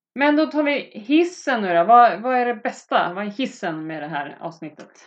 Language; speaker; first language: Swedish; native; Swedish